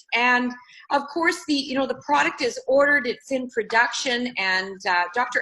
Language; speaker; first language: English; native; English